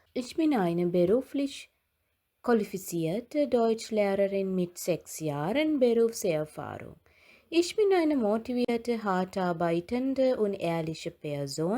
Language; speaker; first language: German; non-native, fluent; Sinhala